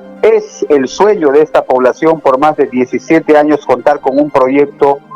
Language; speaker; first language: Spanish; native; Spanish